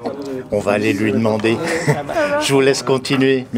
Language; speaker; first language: French; native; French